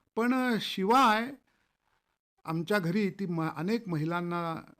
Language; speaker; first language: Marathi; native; Marathi